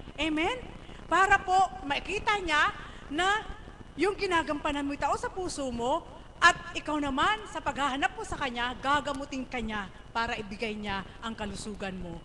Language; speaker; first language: Filipino; native; Filipino